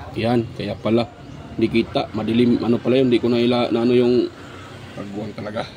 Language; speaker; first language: Filipino; native; Filipino